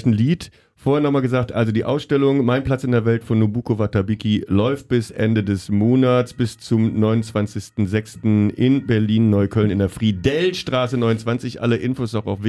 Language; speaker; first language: German; native; German